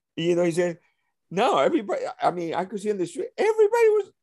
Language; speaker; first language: English; early bilingual, other home language; Spanish